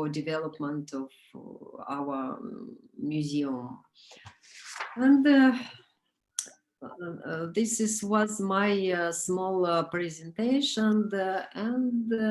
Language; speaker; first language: English; non-native, learner; Romanian